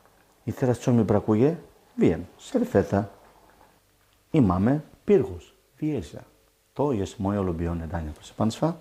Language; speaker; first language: Polish; non-native, fluent; Greek